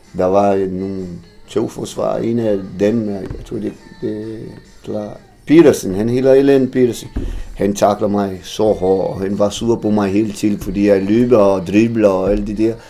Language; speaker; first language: Danish; non-native, fluent; Portuguese